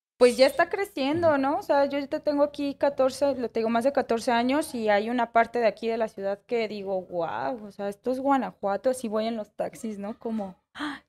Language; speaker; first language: Spanish; native; Spanish